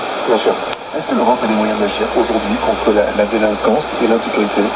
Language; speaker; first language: French; native; French